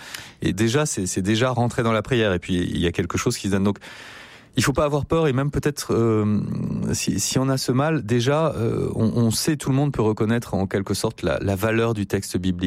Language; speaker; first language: French; native; French